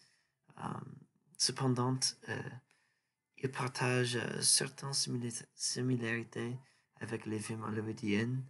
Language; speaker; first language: French; non-native, learner; English